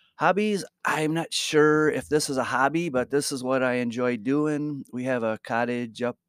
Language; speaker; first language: English; native; English